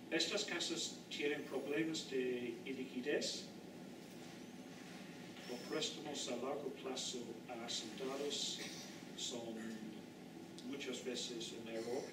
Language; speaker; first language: Spanish; non-native, fluent; English